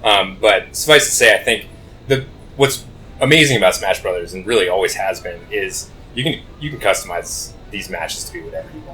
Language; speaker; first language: English; native; English